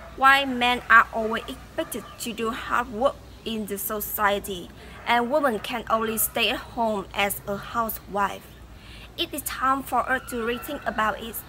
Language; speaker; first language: English; non-native, fluent; Vietnamese